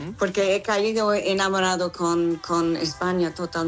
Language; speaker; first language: Spanish; non-native, fluent; English